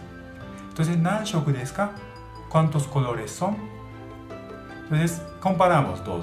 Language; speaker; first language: Spanish; non-native, learner; Japanese